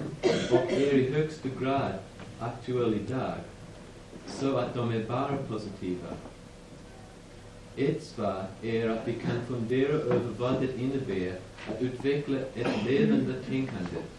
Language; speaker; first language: Swedish; non-native, fluent; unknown